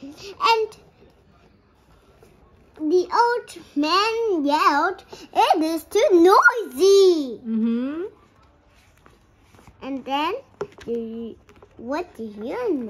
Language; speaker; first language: English; non-native, learner; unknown